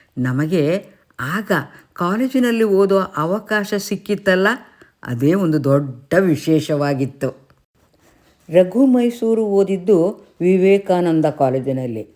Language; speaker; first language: Kannada; native; Kannada